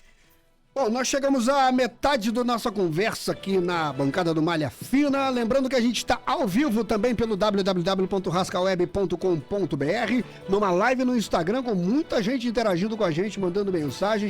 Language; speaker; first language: Portuguese; native; Portuguese